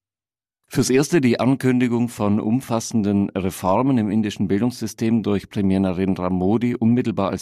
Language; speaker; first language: German; native; German